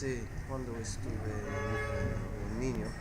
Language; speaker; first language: Spanish; non-native, fluent; English